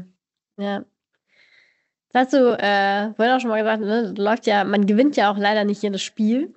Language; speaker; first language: German; native; German